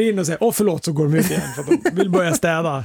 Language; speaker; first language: Swedish; native; Swedish